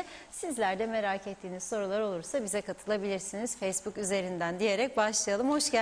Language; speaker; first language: Turkish; native; Turkish